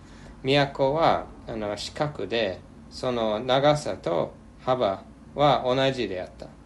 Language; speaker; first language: Japanese; non-native, fluent; English